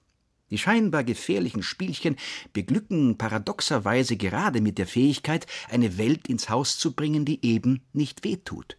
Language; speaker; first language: German; native; German